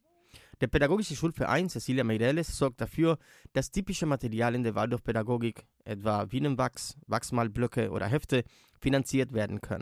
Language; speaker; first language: German; native; German